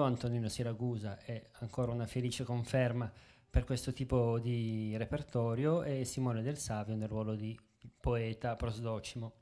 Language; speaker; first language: Italian; native; Italian